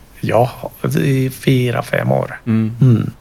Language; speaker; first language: Swedish; non-native, fluent; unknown